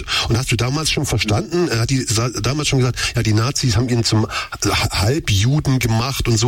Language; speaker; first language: German; native; German